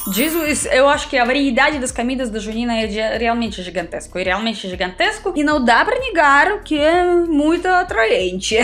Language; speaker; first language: Portuguese; non-native, fluent; Russian